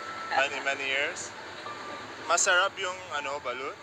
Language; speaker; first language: Filipino; non-native, learner; Arabic